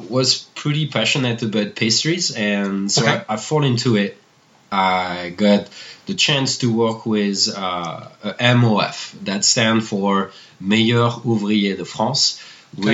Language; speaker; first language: English; non-native, fluent; French